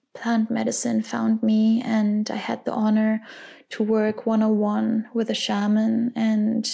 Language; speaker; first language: English; non-native, fluent; German